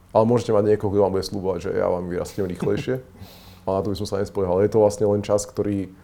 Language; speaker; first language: Slovak; native; Slovak